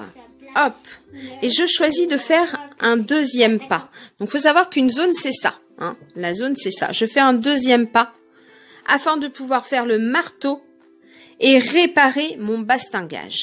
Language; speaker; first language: French; native; French